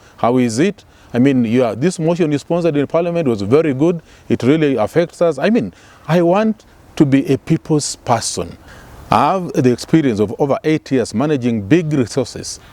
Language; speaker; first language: English; non-native, local second language; Luyia